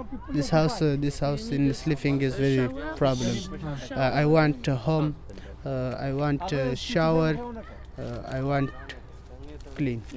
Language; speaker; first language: English; non-native, learner; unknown